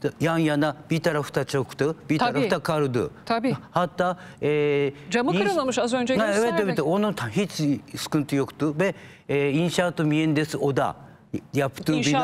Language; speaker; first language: Turkish; non-native, fluent; Japanese